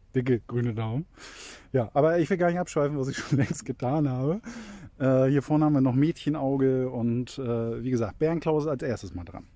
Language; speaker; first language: German; native; German